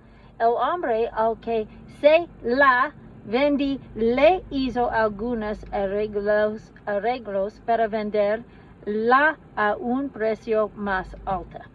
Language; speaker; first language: Spanish; non-native, learner; English